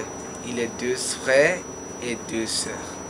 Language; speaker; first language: French; non-native, learner; Spanish